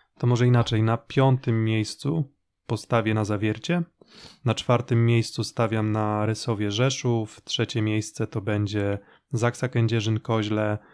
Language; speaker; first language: Polish; native; Polish